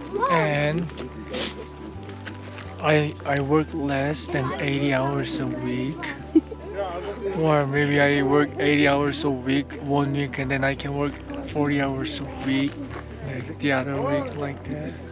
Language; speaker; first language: English; native; English